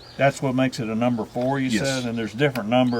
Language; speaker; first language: English; native; English